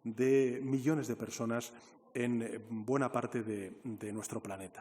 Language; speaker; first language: Spanish; native; Spanish